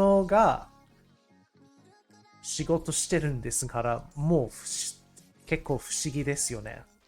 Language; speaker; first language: Japanese; non-native, learner; English